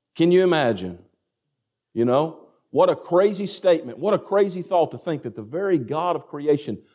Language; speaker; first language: English; native; English